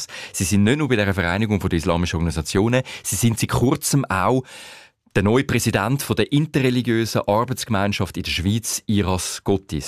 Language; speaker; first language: German; native; German